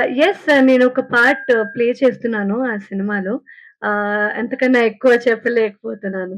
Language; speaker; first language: Telugu; non-native, learner; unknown